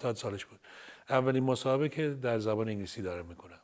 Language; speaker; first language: Persian; early bilingual, heritage; Persian